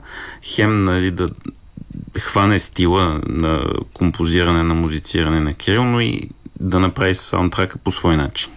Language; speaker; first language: Bulgarian; native; Bulgarian